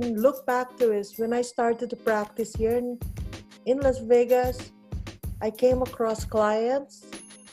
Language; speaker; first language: English; non-native, local second language; Filipino